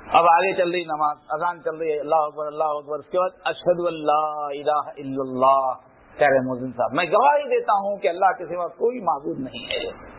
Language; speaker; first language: Urdu; native; Urdu